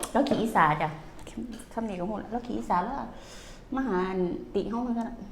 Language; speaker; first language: Thai; native; Thai